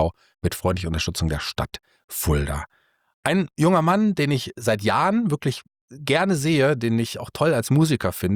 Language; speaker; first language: German; native; German